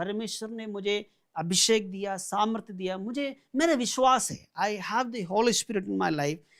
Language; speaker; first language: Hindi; non-native, local second language; Malayalam